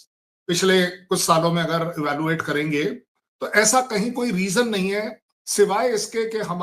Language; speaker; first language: Hindi; native; Hindi